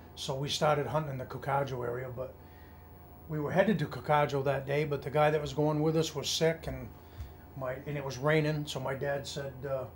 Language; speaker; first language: English; native; English